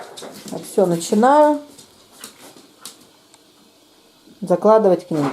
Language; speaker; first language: Russian; native; Russian